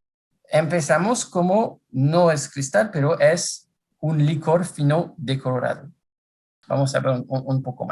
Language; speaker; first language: Spanish; non-native, fluent; French